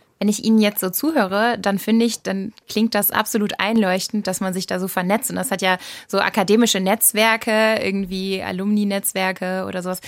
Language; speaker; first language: German; native; German